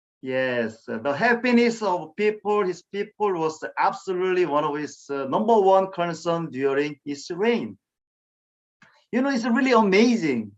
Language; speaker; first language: English; non-native, fluent; Korean